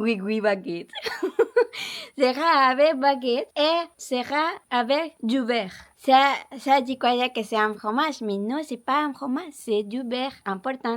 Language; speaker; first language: French; non-native, learner; Spanish